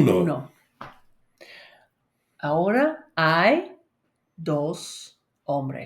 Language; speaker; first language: Spanish; non-native, learner; English